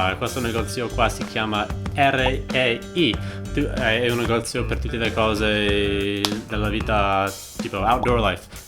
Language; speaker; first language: Italian; non-native, fluent; English